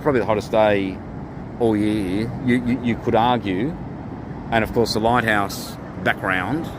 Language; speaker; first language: English; native; English